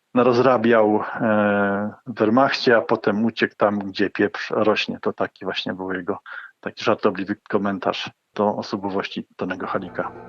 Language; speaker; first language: Polish; native; Polish